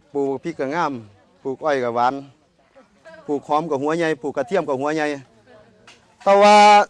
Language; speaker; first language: Thai; native; Thai